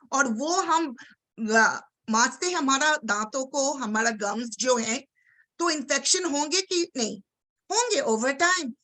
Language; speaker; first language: Hindi; non-native, local second language; Bangla